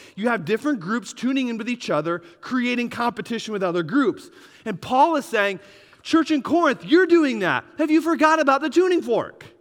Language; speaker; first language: English; native; English